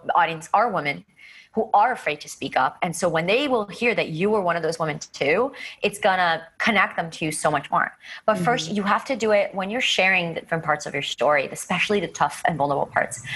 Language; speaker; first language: English; native; English